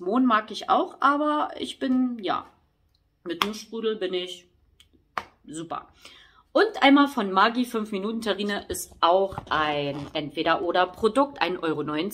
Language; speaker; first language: German; native; German